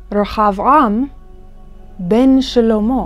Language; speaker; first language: Hebrew; non-native, fluent; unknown